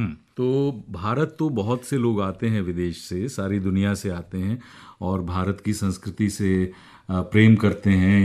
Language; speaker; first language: Hindi; native; Hindi